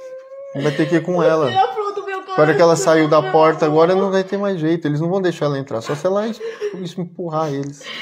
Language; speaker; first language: Portuguese; native; Portuguese